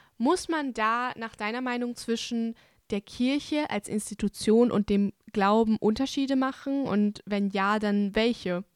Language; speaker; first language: German; native; German